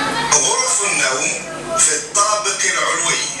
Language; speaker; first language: Arabic; non-native, learner; Indonesian